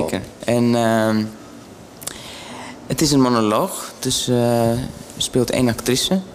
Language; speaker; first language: Dutch; non-native, fluent; Greek